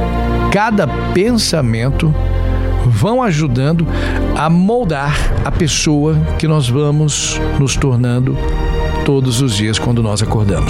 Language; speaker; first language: Portuguese; native; Portuguese